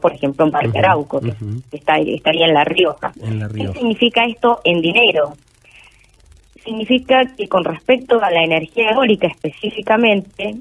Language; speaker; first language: Spanish; native; Spanish